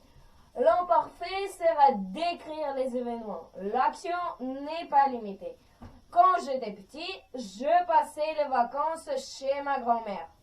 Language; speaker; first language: French; non-native, fluent; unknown